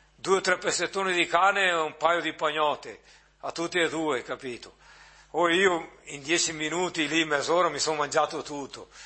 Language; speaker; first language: Italian; native; Italian